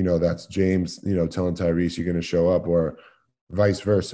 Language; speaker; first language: English; native; English